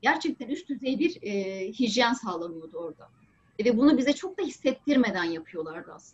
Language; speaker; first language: Turkish; native; Turkish